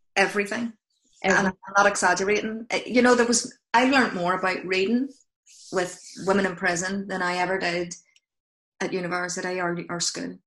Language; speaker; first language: English; native; English